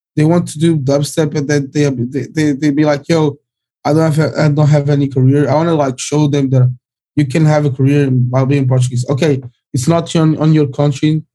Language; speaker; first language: English; early bilingual, other home language; Portuguese